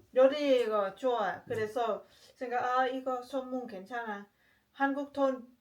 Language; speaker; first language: Korean; non-native, learner; Lao